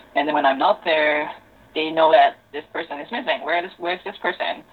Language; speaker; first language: English; non-native, local second language; Cantonese